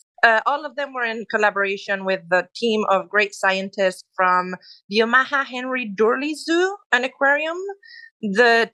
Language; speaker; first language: English; non-native, fluent; Spanish